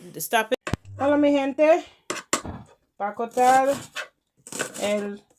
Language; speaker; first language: Spanish; non-native, learner; English